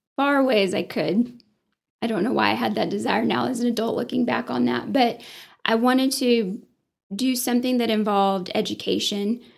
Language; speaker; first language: English; native; English